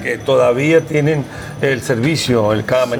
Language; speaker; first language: Spanish; native; Spanish